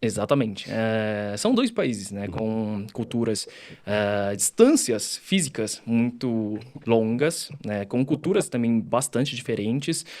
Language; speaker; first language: Portuguese; early bilingual, other home language; Chinese